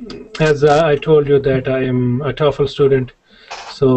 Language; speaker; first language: English; non-native, learner; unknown